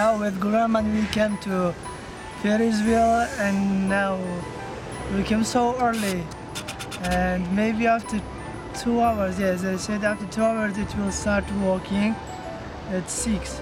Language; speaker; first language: English; non-native, learner; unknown